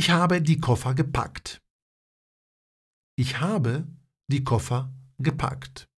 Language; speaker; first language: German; non-native, fluent; Polish